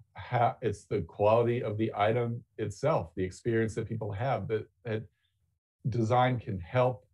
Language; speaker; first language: English; native; English